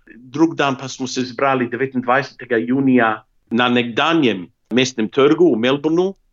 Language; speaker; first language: Slovenian; early bilingual, heritage; Slovenian